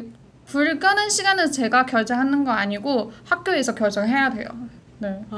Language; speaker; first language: Korean; non-native, fluent; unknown